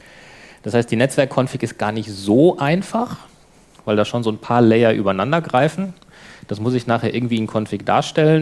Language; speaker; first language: German; native; German